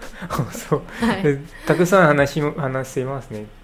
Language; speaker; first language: Japanese; non-native, learner; English